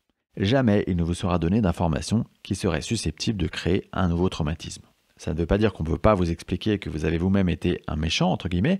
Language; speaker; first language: French; native; French